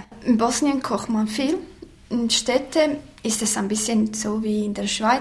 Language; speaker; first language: German; non-native, fluent; Bosnian